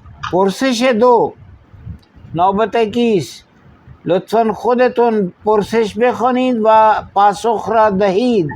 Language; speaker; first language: Persian; non-native, fluent; Urdu